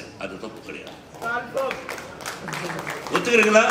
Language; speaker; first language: Tamil; non-native, learner; Telugu